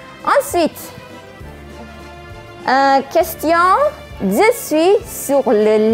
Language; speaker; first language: French; non-native, learner; Malay